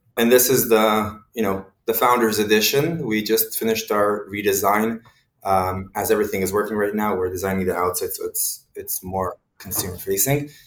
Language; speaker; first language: English; non-native, fluent; Hebrew